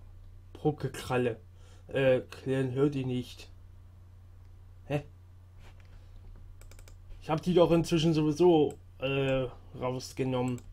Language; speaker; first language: German; native; German